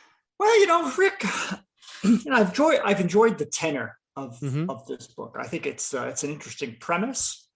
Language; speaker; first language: English; native; English